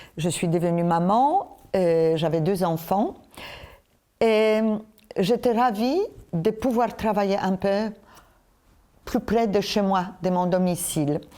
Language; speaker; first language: French; non-native, fluent; Polish